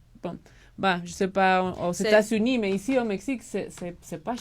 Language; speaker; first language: French; non-native, learner; Spanish